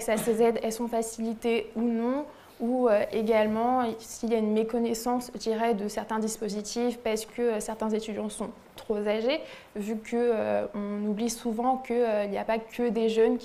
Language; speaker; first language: French; native; French